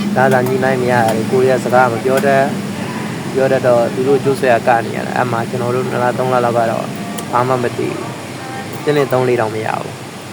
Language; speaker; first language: Burmese; native; Burmese